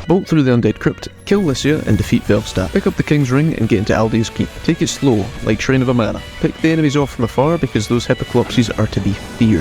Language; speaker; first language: English; native; English